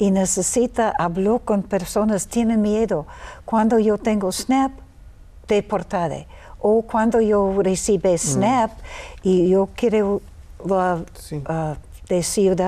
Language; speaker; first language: Spanish; non-native, learner; English